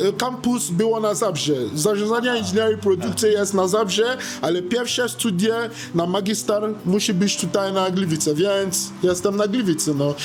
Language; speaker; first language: Polish; non-native, learner; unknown